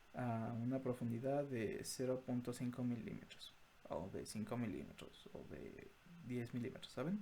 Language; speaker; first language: Spanish; native; Spanish